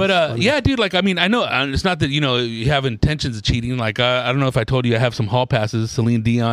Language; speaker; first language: English; early bilingual, other home language; Spanish